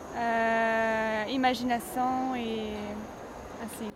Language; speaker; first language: Portuguese; non-native, learner; French